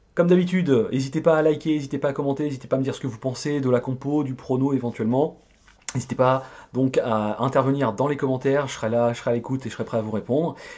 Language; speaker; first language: French; native; French